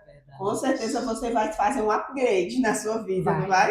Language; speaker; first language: Portuguese; native; Portuguese